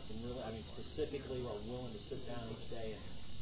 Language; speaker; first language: English; native; English